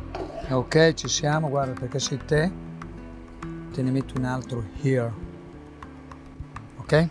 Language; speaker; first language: Italian; native; Italian